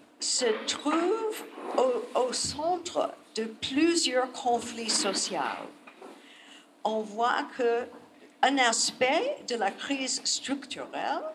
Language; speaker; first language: French; non-native, learner; English